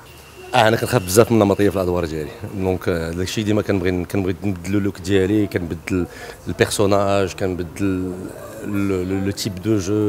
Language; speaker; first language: Arabic; native; Arabic